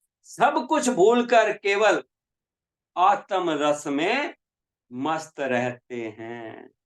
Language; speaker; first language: Hindi; native; Hindi